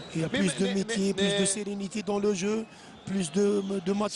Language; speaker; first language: French; non-native, local second language; Arabic